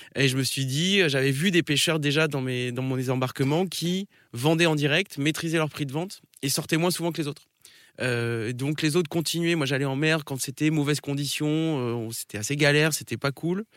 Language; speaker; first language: French; native; French